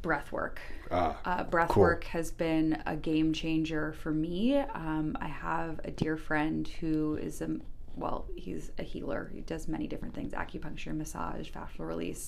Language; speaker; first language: English; native; English